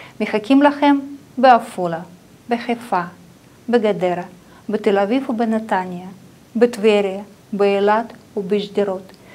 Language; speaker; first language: Hebrew; non-native, fluent; Russian